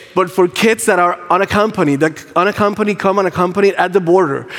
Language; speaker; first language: English; non-native, fluent; Spanish